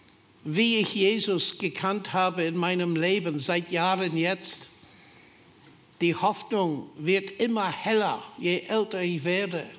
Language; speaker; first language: German; non-native, fluent; English